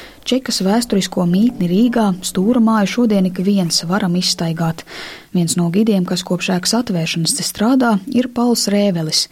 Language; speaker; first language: Latvian; native; Latvian